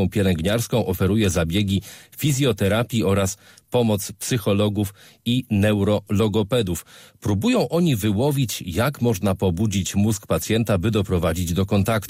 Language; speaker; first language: Polish; native; Polish